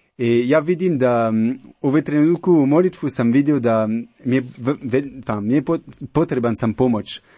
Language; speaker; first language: Croatian; non-native, learner; French